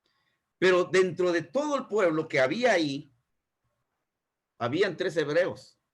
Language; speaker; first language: Spanish; native; Spanish